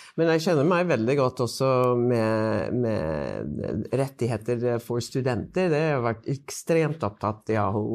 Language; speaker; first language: Norwegian; non-native, fluent; English